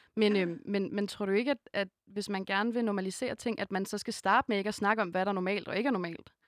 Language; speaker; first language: Danish; native; Danish